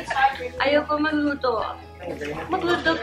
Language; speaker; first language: Filipino; early bilingual, heritage; English